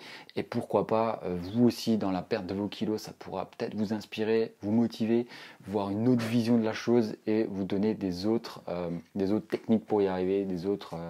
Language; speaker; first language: French; native; French